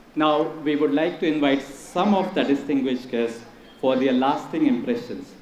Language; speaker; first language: English; non-native, local second language; Urdu